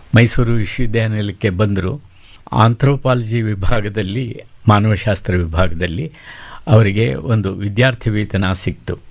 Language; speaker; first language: Kannada; native; Kannada